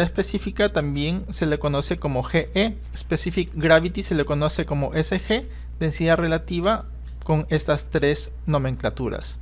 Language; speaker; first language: Spanish; native; Spanish